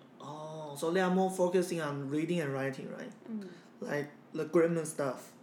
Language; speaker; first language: English; non-native, fluent; Chinese